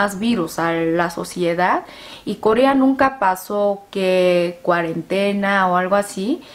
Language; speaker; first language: Spanish; non-native, fluent; Korean